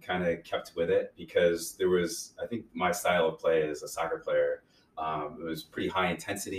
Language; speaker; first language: English; native; English